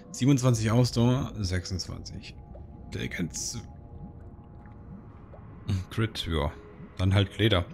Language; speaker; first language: German; native; German